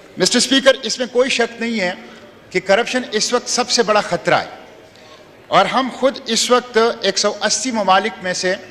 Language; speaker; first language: Urdu; non-native, local second language; Pashto